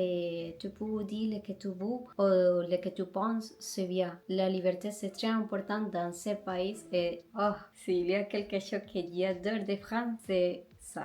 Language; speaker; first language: French; non-native, learner; Spanish